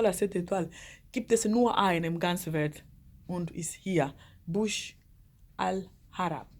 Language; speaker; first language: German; non-native, learner; Lingala